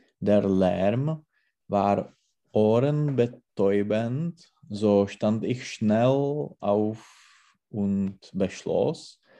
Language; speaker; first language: German; non-native, learner; Czech